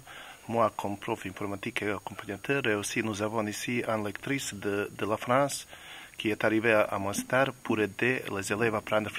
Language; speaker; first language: French; non-native, learner; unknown